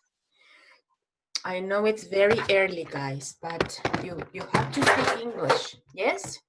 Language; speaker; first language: English; non-native, fluent; Spanish